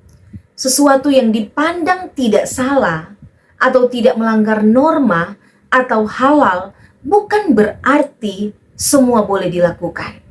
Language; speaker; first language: Indonesian; native; Indonesian